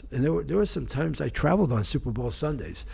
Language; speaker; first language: English; native; English